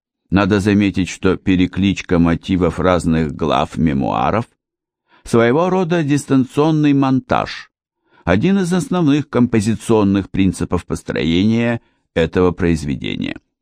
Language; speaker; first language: Russian; native; Russian